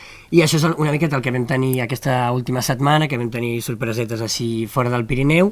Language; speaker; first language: Catalan; native; Catalan